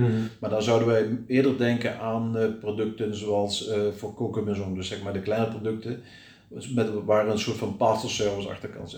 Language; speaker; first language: Dutch; native; Dutch